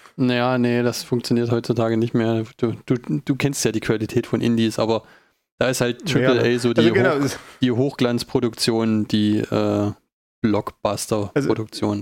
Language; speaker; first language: German; native; German